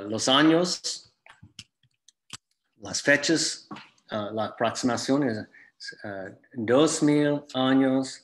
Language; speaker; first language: Spanish; non-native, fluent; English